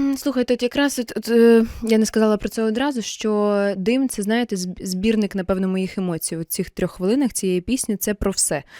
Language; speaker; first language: Ukrainian; non-native, local second language; Russian